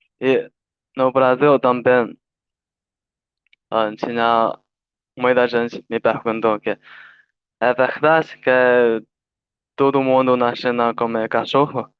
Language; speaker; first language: Portuguese; non-native, learner; Chinese